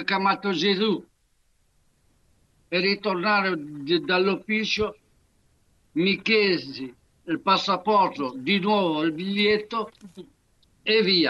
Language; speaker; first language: Italian; non-native, fluent; Arabic